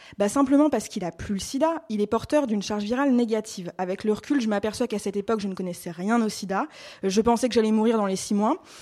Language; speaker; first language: French; native; French